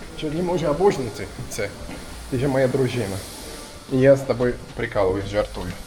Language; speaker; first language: Ukrainian; non-native, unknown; Turkish